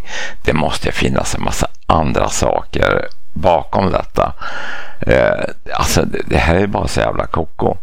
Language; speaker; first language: Swedish; native; Swedish